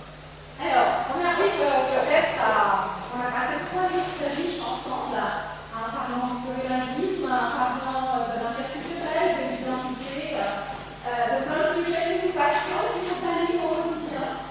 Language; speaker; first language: French; native; French